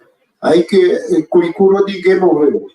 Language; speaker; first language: Portuguese; non-native, local second language; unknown